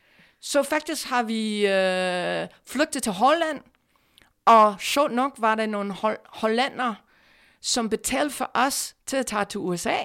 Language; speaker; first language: Danish; non-native, fluent; English